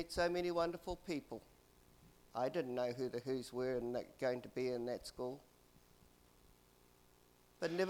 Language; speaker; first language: English; native; English